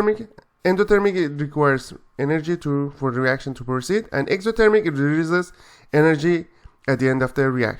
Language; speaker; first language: English; non-native, fluent; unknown